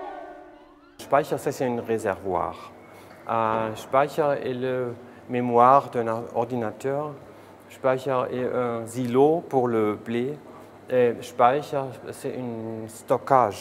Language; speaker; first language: French; non-native, fluent; German